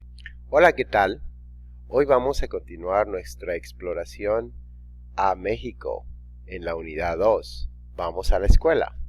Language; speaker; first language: Spanish; non-native, fluent; English